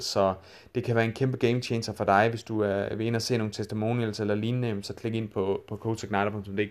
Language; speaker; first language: Danish; native; Danish